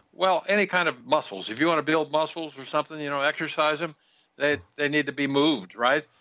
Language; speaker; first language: English; native; English